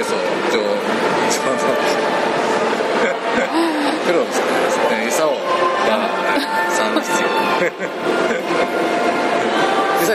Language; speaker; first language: Spanish; non-native, learner; Japanese